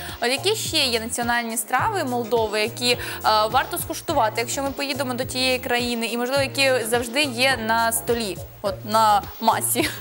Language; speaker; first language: Ukrainian; native; Ukrainian